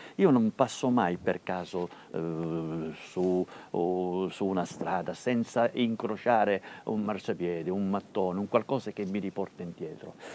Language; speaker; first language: Italian; native; Italian